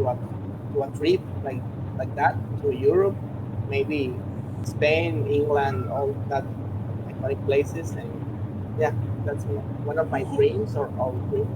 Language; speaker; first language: English; non-native, learner; Spanish